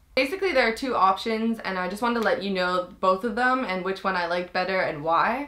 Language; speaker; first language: English; native; English